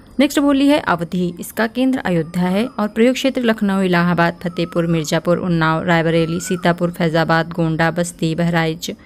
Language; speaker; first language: Hindi; native; Hindi